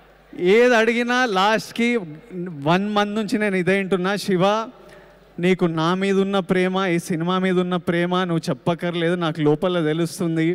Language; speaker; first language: Telugu; native; Telugu